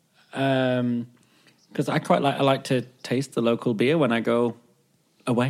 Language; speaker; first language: English; native; English